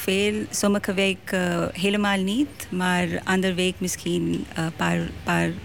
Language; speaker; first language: Dutch; non-native, learner; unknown